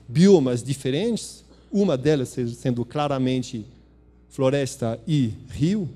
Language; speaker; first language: Portuguese; non-native, fluent; French